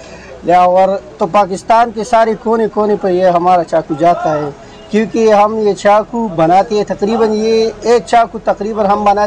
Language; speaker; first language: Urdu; non-native, local second language; Punjabi